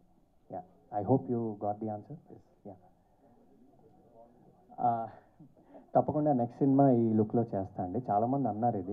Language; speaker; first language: Telugu; native; Telugu